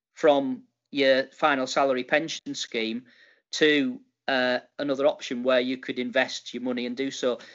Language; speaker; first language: English; native; English